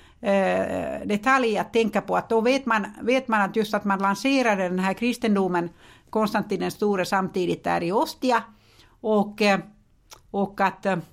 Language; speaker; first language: Swedish; non-native, fluent; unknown